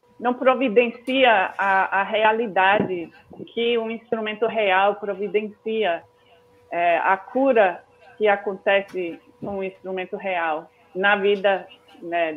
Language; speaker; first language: Portuguese; non-native, fluent; English